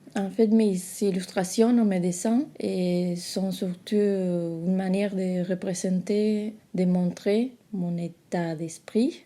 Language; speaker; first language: French; non-native, fluent; Spanish